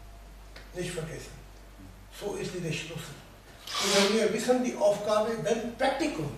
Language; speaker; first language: German; non-native, learner; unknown